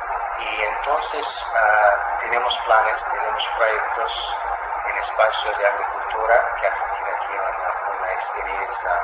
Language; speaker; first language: Spanish; non-native, fluent; Azerbaijani